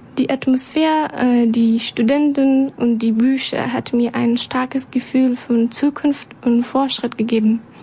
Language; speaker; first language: German; non-native, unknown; Persian